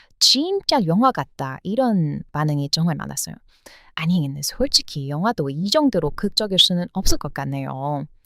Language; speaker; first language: Korean; non-native, fluent; English